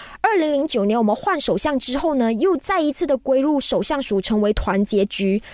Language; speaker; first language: Chinese; native; Chinese